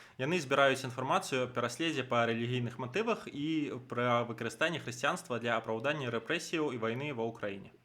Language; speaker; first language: Belarusian; non-native, local second language; Russian